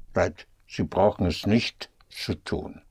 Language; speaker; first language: German; non-native, fluent; English